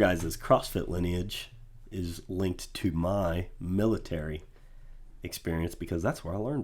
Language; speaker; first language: English; native; English